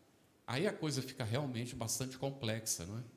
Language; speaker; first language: Portuguese; native; Portuguese